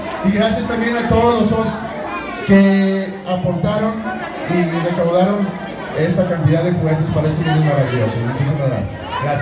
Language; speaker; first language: Spanish; native; Spanish